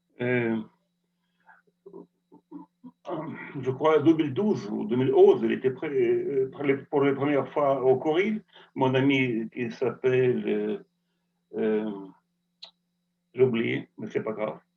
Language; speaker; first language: French; non-native, fluent; Russian